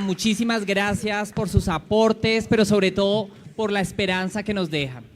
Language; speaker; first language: Spanish; native; Spanish